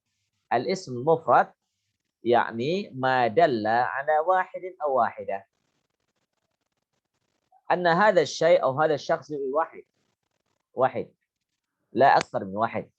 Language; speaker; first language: Arabic; non-native, fluent; Indonesian